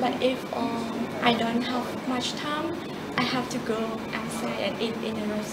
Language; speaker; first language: English; non-native, learner; Khmer